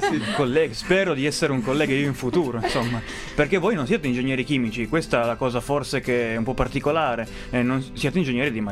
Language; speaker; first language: Italian; native; Italian